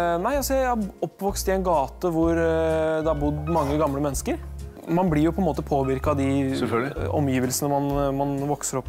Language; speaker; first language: Norwegian; native; Norwegian